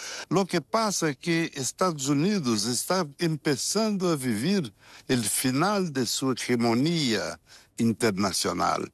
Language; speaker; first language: Spanish; non-native, fluent; Portuguese